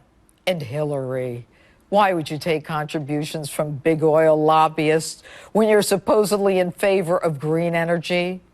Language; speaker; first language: English; native; English